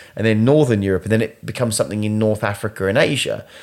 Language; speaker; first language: English; native; English